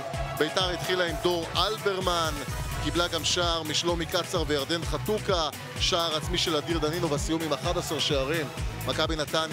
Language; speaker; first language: Hebrew; native; Hebrew